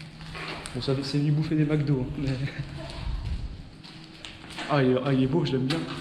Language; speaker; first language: French; native; French